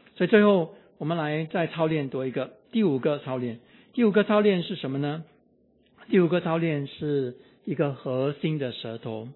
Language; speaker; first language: Chinese; native; Chinese